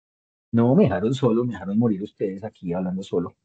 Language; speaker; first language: Spanish; native; Spanish